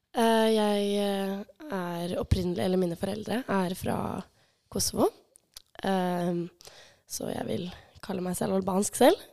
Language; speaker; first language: Norwegian; early bilingual, other home language; Albanian